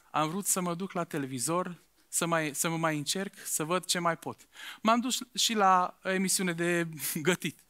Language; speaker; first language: Romanian; non-native, local second language; Hungarian